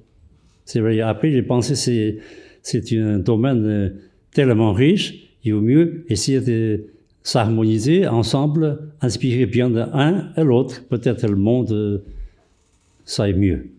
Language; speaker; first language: French; non-native, fluent; Chinese